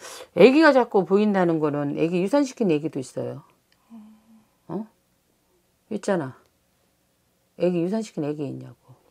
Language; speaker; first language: Korean; native; Korean